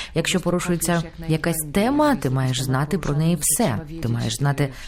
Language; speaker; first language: Ukrainian; non-native, fluent; Lithuanian